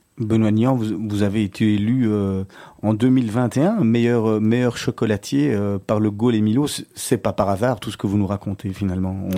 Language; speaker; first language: French; native; French